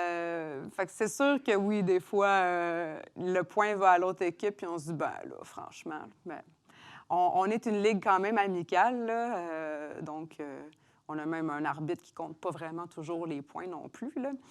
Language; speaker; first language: French; native; French